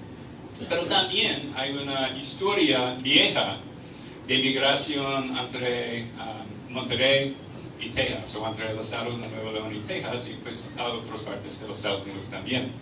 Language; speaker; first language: Spanish; non-native, fluent; English